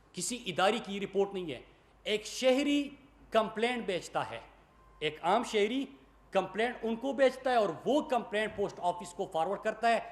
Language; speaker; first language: Urdu; non-native, local second language; Pashto